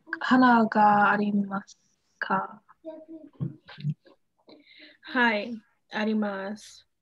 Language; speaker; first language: Japanese; non-native, learner; English